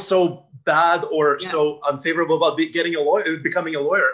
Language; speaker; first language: English; non-native, fluent; Ukrainian